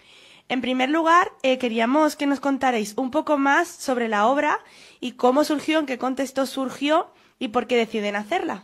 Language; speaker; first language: Spanish; native; Spanish